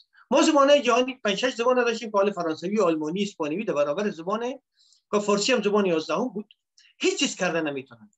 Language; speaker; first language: Persian; native; Persian